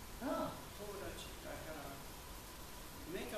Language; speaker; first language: Japanese; non-native, learner; English